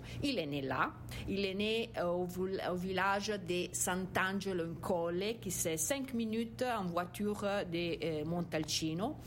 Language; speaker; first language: French; non-native, fluent; Italian